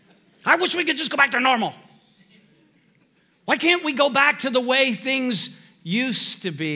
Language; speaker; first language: English; native; English